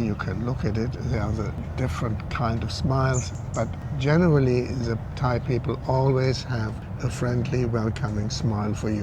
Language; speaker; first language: English; non-native, fluent; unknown